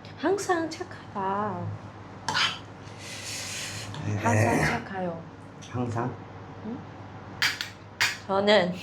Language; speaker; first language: Korean; non-native, learner; Vietnamese